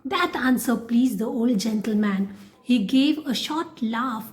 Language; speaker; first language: English; non-native, local second language; Hindi